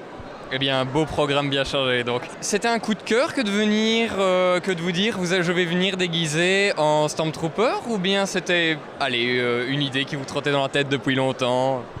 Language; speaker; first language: French; native; French